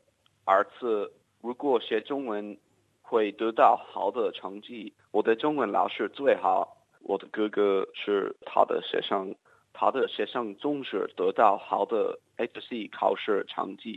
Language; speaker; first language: Chinese; non-native, learner; English